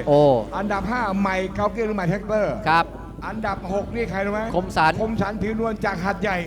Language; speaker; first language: Thai; native; Thai